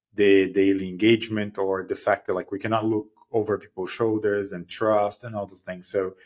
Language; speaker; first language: English; non-native, fluent; Portuguese